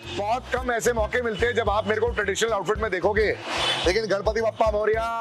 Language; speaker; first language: Hindi; non-native, local second language; Bangla